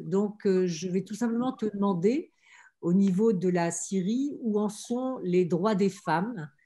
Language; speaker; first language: French; native; French